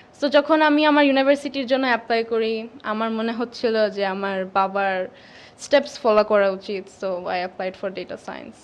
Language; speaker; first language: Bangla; early bilingual, heritage; Bangla